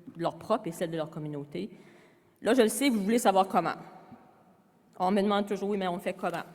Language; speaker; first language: French; native; French